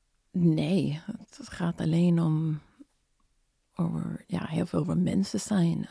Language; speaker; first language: Dutch; non-native, fluent; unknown